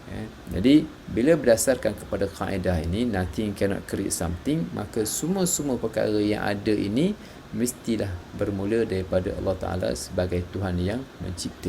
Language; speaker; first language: Malay; native; Malay